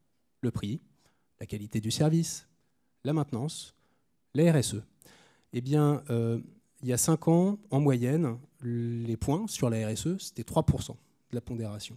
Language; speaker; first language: French; native; French